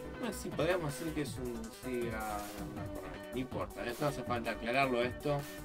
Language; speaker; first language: Spanish; native; Spanish